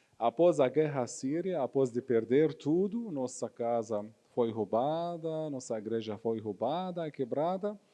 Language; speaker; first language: Portuguese; non-native, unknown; Arabic